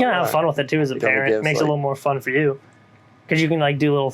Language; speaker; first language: English; native; English